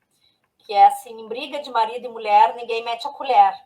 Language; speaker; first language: Portuguese; native; Portuguese